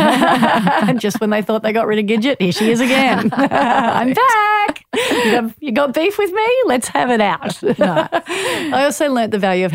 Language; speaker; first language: English; native; English